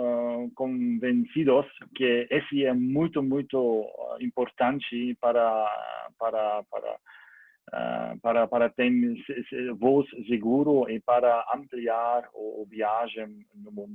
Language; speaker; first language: Portuguese; non-native, learner; German